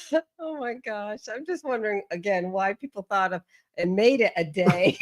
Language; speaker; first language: English; native; English